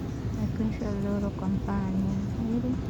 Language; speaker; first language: Italian; non-native, fluent; Filipino